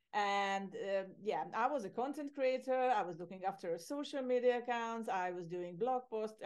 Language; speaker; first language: English; non-native, fluent; Hungarian